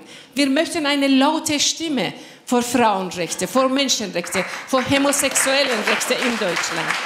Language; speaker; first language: German; non-native, fluent; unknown